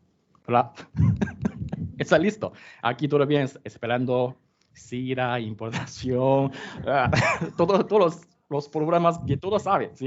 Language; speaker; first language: Spanish; non-native, learner; Chinese